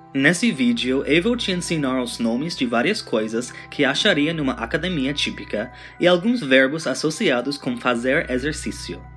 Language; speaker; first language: Portuguese; non-native, fluent; English